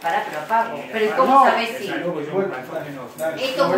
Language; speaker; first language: Spanish; native; Spanish